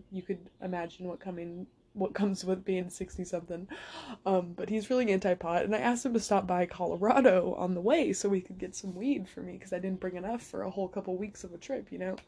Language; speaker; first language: English; native; English